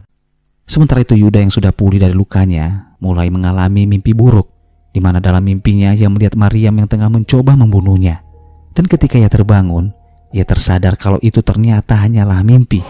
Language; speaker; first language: Indonesian; native; Indonesian